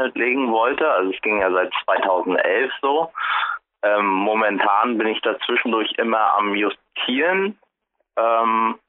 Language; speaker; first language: German; native; German